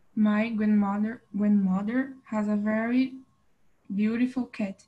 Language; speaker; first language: English; non-native, learner; Portuguese